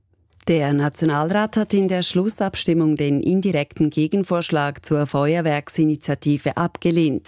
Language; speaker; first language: German; native; German